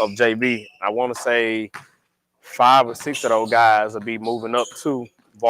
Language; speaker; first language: English; native; English